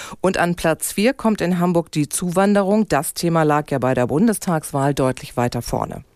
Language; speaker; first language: German; native; German